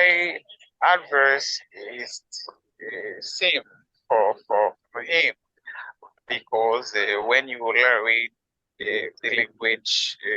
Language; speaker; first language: English; non-native, learner; Haitian Creole